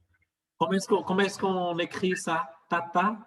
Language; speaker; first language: French; non-native, fluent; Portuguese